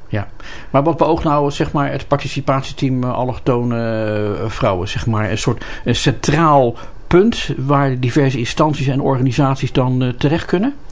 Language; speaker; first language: Dutch; native; Dutch